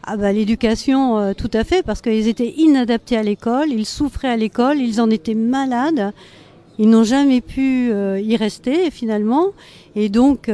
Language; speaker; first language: French; native; French